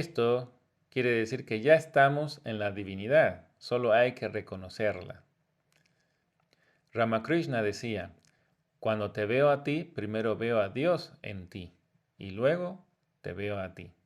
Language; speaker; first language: Spanish; native; Spanish